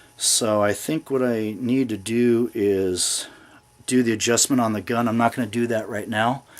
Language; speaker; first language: English; native; English